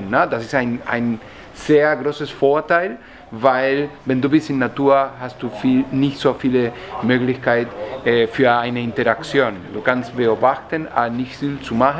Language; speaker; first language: German; non-native, learner; Spanish